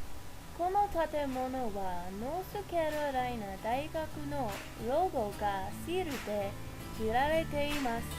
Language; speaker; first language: Japanese; non-native, learner; English